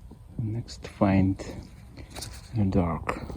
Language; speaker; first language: English; non-native, learner; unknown